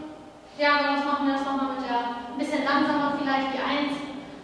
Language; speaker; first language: German; native; German